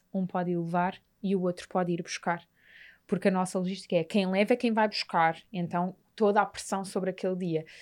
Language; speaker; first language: Portuguese; native; Portuguese